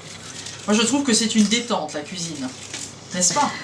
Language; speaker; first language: French; native; French